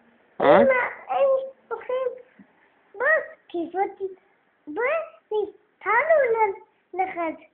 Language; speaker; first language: Hebrew; early bilingual, other home language; Russian